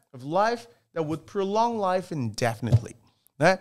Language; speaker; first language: English; non-native, fluent; Portuguese